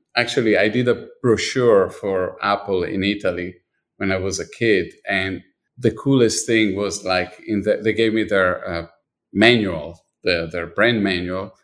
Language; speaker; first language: English; non-native, fluent; Italian